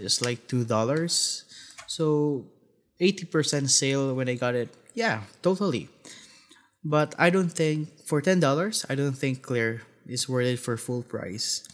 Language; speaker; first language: English; non-native, fluent; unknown